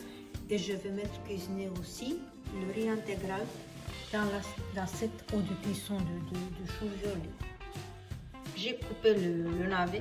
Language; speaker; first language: French; non-native, fluent; Romanian